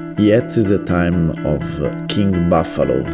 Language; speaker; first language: German; non-native, learner; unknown